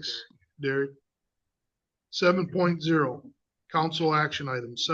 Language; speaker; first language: English; native; English